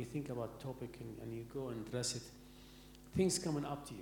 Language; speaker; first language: English; non-native, learner; Arabic